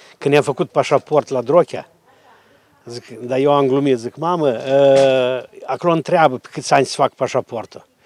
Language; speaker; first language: Romanian; native; Romanian